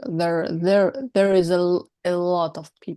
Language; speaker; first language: English; non-native, learner; Russian